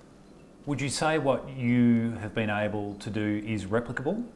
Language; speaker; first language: English; native; English